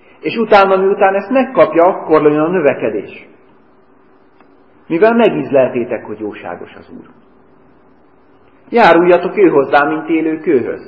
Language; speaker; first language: Hungarian; native; Hungarian